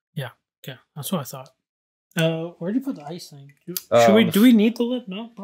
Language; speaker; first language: English; native; English